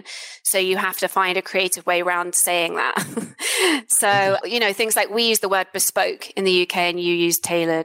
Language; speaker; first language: English; native; English